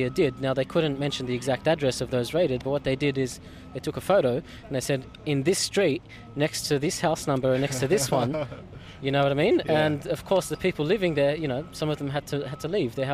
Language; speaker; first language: English; native; English